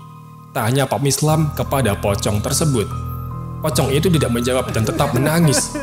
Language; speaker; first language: Indonesian; native; Indonesian